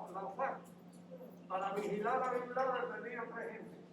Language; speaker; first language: Spanish; native; Spanish